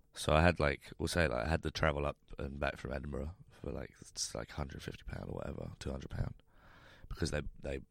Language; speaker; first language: English; native; English